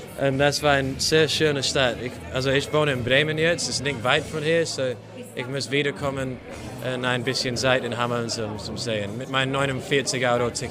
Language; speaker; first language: German; non-native, learner; English